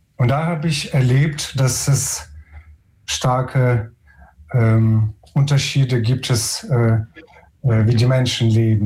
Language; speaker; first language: German; non-native, fluent; Ukrainian